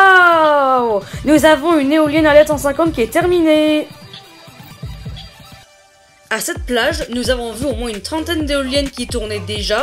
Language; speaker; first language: French; native; French